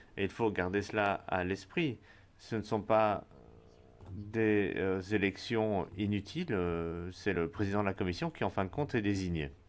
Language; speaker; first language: French; non-native, fluent; Spanish